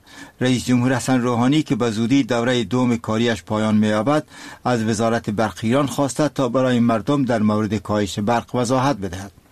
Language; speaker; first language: Persian; native; Persian